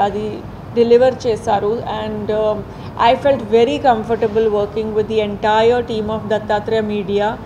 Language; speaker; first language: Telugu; non-native, fluent; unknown